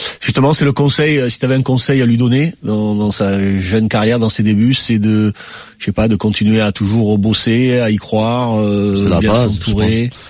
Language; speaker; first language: French; native; French